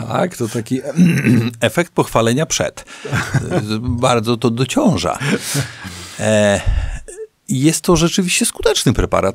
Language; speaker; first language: Polish; native; Polish